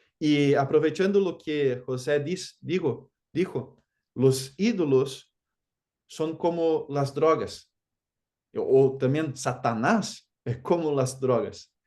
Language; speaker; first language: Spanish; non-native, fluent; Portuguese